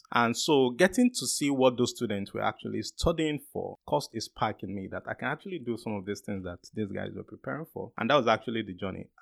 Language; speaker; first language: English; non-native, local second language; Yoruba